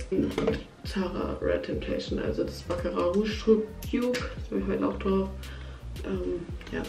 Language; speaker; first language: German; native; German